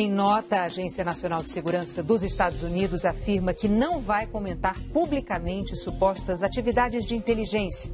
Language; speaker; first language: Portuguese; native; Portuguese